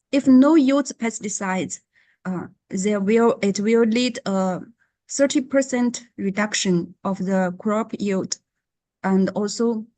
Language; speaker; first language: English; non-native, learner; Chinese